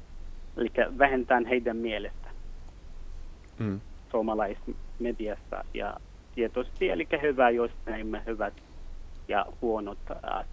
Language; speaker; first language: Finnish; non-native, learner; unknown